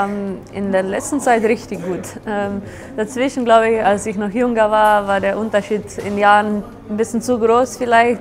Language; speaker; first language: German; non-native, fluent; Slovenian